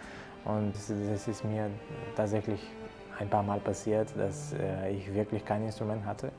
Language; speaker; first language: German; non-native, fluent; Bulgarian